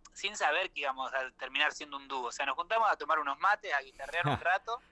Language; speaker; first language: Spanish; native; Spanish